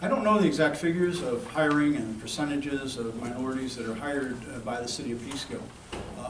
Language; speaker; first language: English; native; English